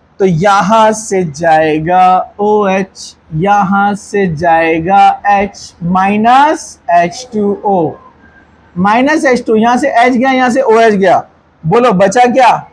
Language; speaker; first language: Hindi; non-native, local second language; Urdu